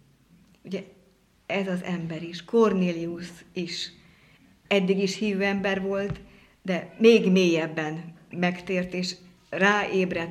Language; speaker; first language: Hungarian; native; Hungarian